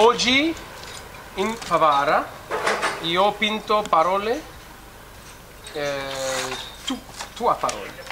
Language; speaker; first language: Italian; non-native, learner; French